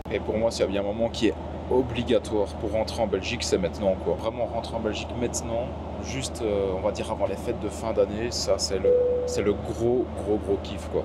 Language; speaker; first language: French; native; French